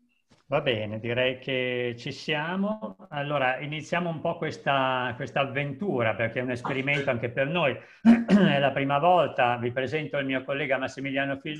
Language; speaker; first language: Italian; native; Italian